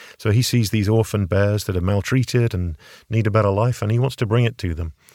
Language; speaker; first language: English; native; English